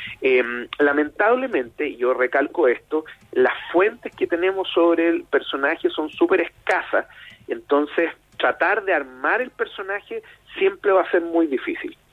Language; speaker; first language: Spanish; native; Spanish